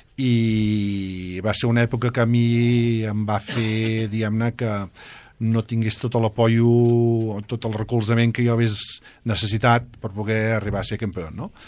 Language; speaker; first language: Catalan; native; Catalan